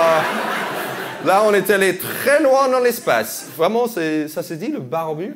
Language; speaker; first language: French; non-native, fluent; English